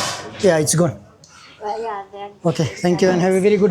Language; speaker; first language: English; non-native, fluent; Bangla